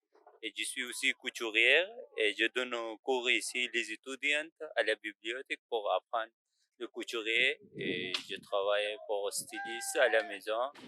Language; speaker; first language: French; non-native, learner; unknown